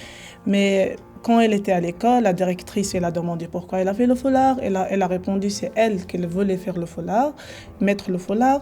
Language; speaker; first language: French; non-native, local second language; Arabic